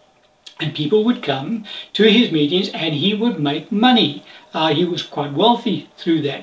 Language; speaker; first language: English; native; English